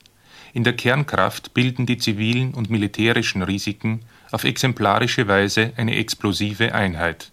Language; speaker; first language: German; native; German